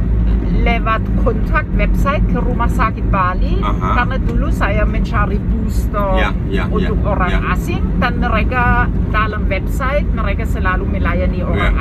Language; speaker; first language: Indonesian; non-native, fluent; German